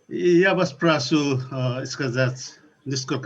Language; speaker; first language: Russian; non-native, learner; Nepali